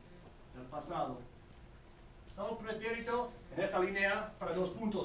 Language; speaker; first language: Spanish; non-native, fluent; English